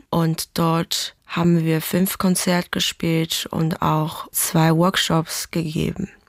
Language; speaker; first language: German; non-native, fluent; Chinese